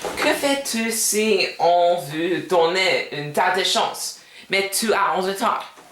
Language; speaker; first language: French; non-native, learner; English